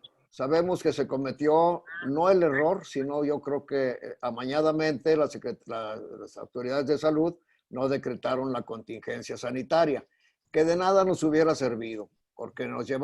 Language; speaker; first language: Spanish; native; Spanish